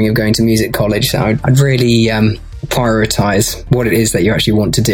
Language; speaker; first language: English; native; English